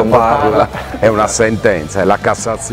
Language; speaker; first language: Italian; native; Italian